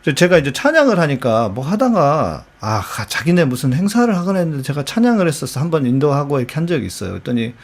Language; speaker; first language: Korean; native; Korean